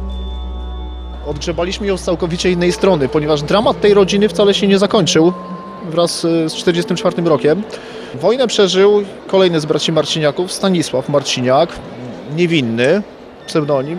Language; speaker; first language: Polish; native; Polish